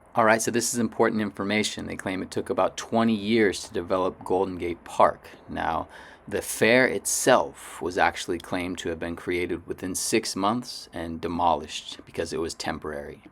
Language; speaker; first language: English; native; English